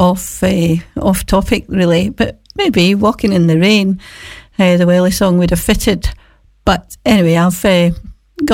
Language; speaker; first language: English; native; English